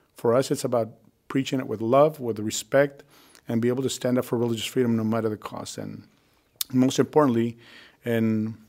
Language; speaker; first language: English; early bilingual, other home language; Spanish